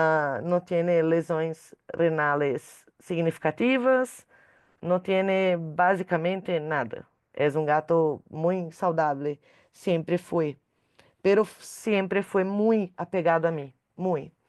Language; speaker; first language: Spanish; non-native, learner; Portuguese